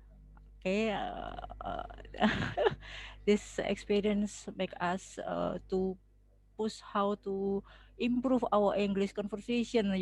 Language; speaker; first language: English; non-native, local second language; Javanese